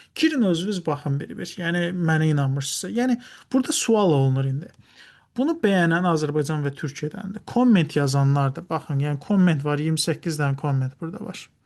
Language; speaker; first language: Azerbaijani; non-native, local second language; Talysh